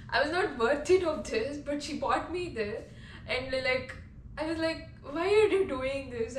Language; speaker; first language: English; non-native, local second language; Kannada